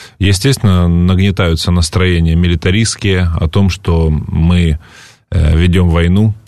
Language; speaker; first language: Russian; native; Russian